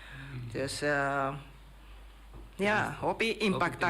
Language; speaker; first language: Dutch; non-native, local second language; Papiamento